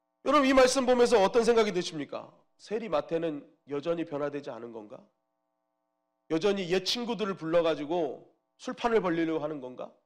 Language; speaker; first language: Korean; native; Korean